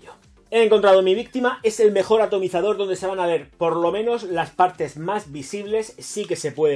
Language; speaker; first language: Spanish; native; Spanish